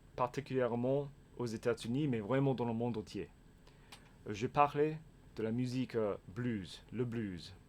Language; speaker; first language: French; non-native, fluent; English